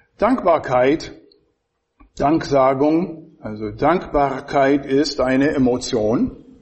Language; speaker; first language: German; non-native, fluent; English